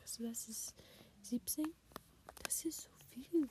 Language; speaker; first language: German; non-native, learner; English